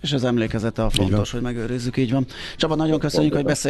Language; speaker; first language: Hungarian; native; Hungarian